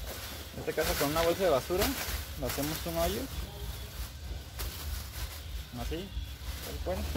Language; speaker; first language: Spanish; native; Spanish